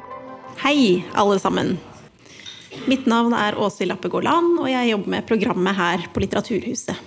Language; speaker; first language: Norwegian; native; Norwegian